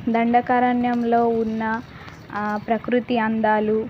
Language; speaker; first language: Telugu; native; Telugu